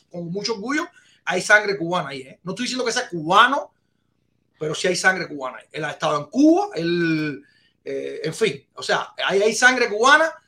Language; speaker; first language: Spanish; native; Spanish